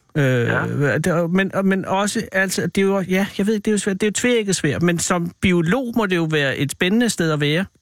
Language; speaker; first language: Danish; native; Danish